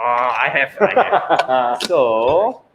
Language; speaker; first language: English; non-native, learner; Korean